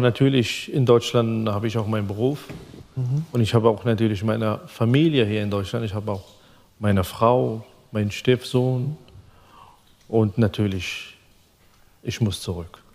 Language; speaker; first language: German; non-native, fluent; Arabic